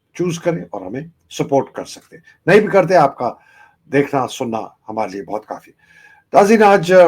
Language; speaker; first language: Urdu; native; Urdu